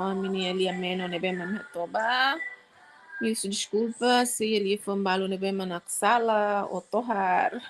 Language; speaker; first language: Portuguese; non-native, local second language; Tetum